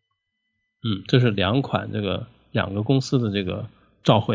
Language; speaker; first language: Chinese; native; Chinese